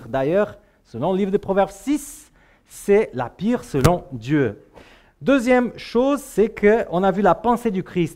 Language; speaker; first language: French; native; French